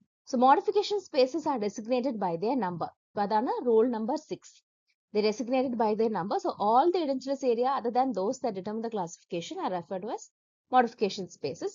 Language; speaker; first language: English; non-native, local second language; Malayalam